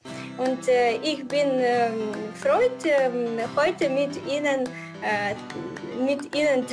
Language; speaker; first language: German; non-native, learner; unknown